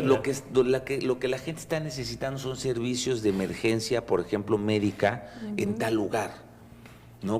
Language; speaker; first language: Spanish; native; Spanish